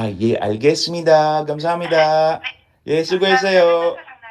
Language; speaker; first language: Korean; non-native, learner; Filipino